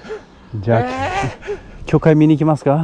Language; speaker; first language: Japanese; non-native, fluent; Romanian